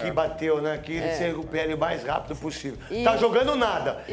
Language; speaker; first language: Portuguese; native; Portuguese